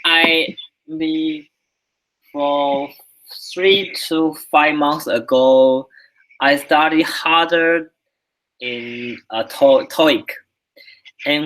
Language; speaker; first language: English; non-native, learner; Chinese